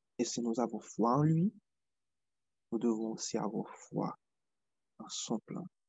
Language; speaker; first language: French; non-native, local second language; Haitian Creole